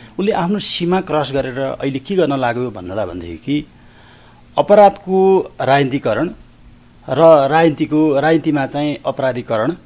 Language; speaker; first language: Nepali; native; Nepali